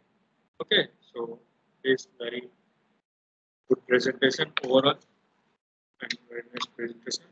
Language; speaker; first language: English; non-native, local second language; Gujarati